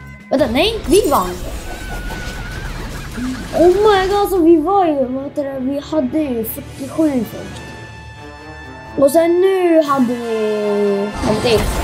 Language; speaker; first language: Swedish; early bilingual, other home language; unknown